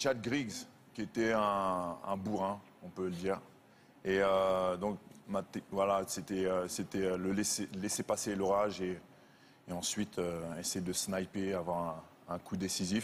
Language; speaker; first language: French; native; French